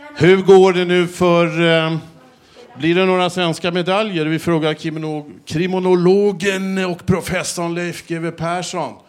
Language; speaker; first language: Swedish; native; Swedish